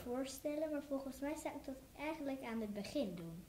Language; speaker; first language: Dutch; native; Dutch